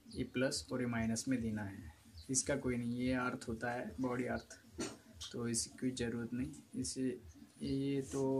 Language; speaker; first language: Hindi; non-native, local second language; Marathi